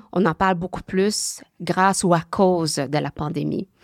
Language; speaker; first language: French; early bilingual, other home language; Vietnamese